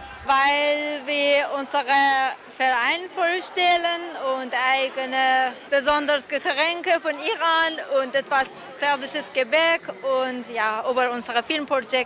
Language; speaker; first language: German; non-native, learner; Persian